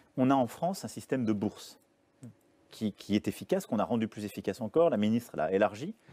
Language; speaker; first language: French; native; French